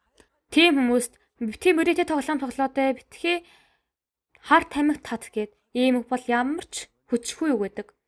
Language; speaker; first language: Mongolian; non-native, fluent; Korean